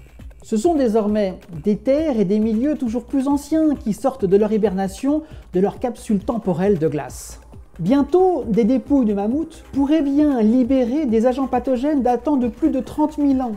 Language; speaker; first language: French; native; French